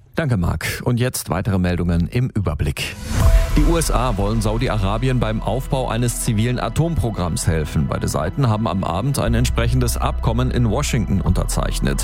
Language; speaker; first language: German; native; German